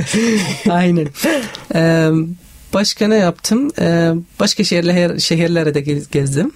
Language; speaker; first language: Turkish; non-native, learner; Arabic